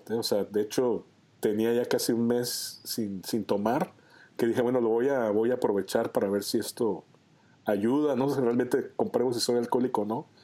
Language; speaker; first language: Spanish; native; Spanish